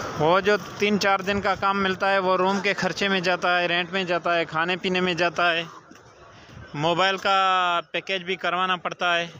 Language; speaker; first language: Urdu; non-native, local second language; Sindhi